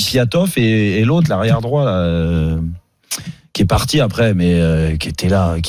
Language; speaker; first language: French; native; French